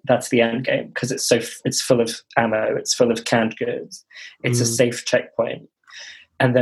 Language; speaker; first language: English; native; English